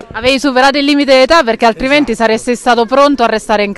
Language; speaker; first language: Italian; native; Italian